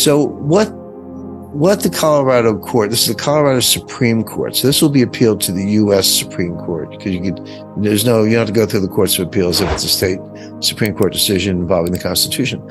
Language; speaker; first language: English; native; English